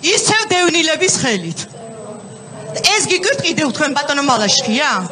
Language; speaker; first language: Georgian; native; Georgian